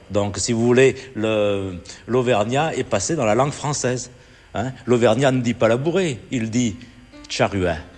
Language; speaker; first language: French; native; French